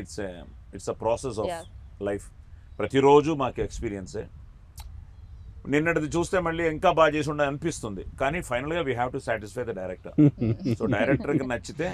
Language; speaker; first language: Telugu; native; Telugu